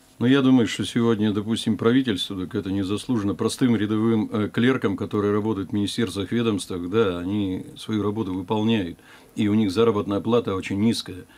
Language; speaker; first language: Russian; native; Russian